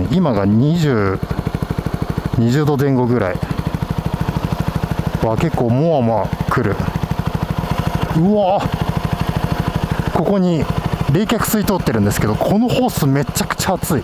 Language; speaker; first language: Japanese; native; Japanese